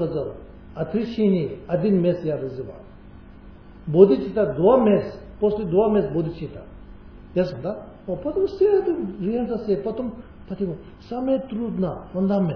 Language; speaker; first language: Russian; non-native, learner; Tibetan